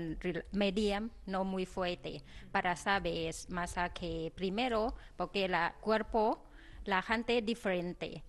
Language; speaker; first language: Spanish; non-native, learner; Thai